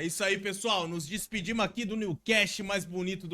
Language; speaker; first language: Portuguese; native; Portuguese